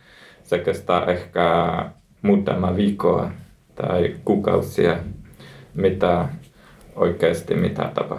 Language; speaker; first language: Finnish; non-native, learner; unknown